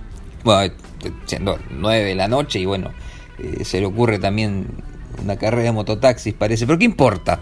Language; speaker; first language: Spanish; native; Spanish